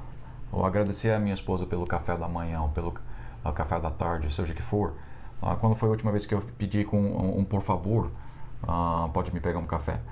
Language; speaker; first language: Portuguese; non-native, fluent; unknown